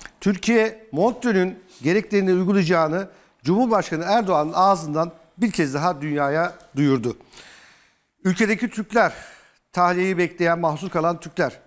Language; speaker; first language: Turkish; native; Turkish